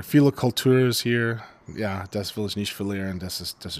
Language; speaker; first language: German; non-native, fluent; English